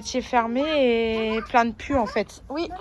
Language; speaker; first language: French; native; French